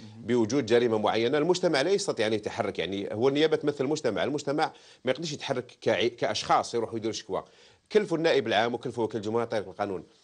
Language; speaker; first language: Arabic; native; Arabic